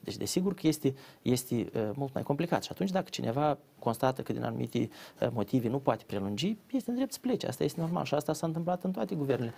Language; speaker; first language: Romanian; native; Romanian